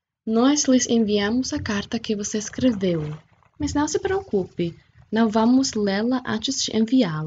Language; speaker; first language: Portuguese; non-native, fluent; English